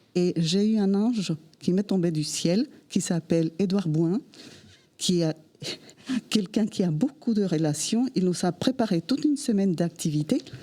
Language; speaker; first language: French; non-native, fluent; Spanish